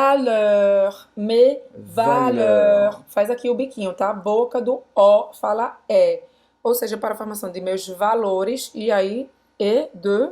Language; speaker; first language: Portuguese; native; Portuguese